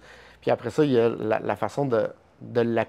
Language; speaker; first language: French; native; French